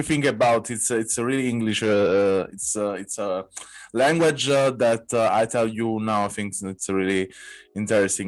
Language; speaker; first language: English; non-native, fluent; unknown